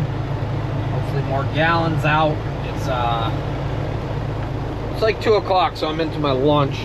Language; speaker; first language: English; native; English